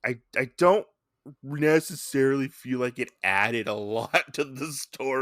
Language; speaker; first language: English; native; English